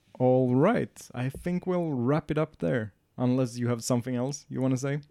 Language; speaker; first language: English; non-native, fluent; Swedish